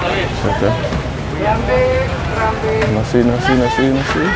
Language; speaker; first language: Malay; non-native, fluent; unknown